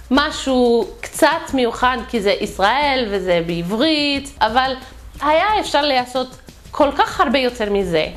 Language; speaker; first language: Hebrew; non-native, fluent; English